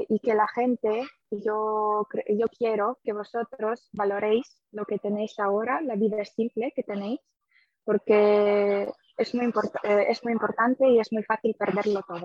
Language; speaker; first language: Spanish; non-native, fluent; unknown